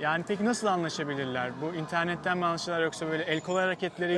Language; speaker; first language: Turkish; native; Turkish